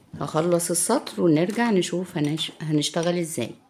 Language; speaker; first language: Arabic; native; Arabic